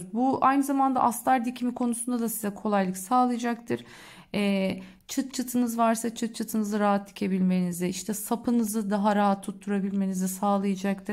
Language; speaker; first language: Turkish; native; Turkish